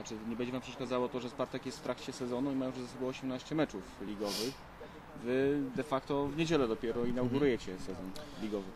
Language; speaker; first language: Polish; native; Polish